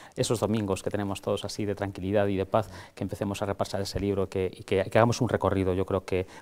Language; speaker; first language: Spanish; native; Spanish